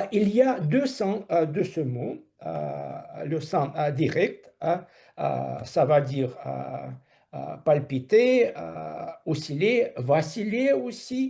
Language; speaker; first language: French; non-native, fluent; Russian